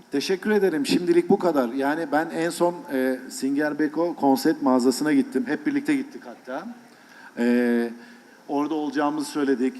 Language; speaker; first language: Turkish; native; Turkish